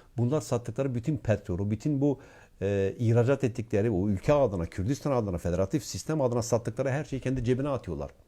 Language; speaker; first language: Turkish; non-native, local second language; Kurdish